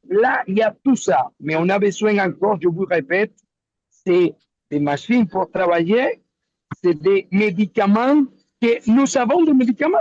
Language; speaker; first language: French; non-native, learner; Spanish